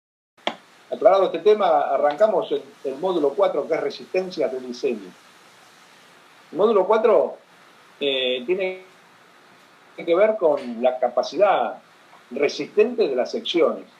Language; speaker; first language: Spanish; native; Spanish